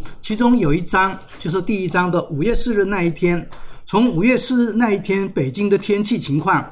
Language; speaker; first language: Chinese; native; Chinese